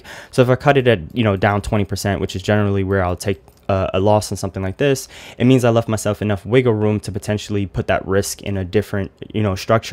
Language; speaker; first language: English; native; English